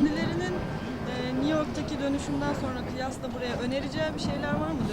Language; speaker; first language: Turkish; native; Turkish